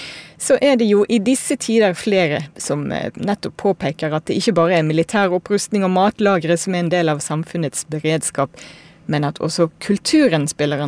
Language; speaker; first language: Norwegian; native; Norwegian